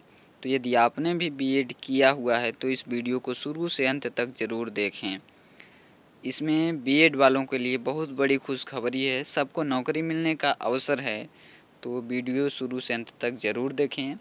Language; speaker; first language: Hindi; native; Hindi